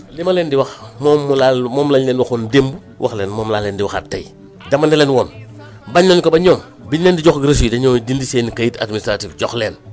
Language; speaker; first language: Wolof; native; Wolof